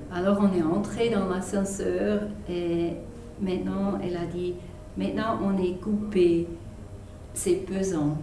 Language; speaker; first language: French; non-native, fluent; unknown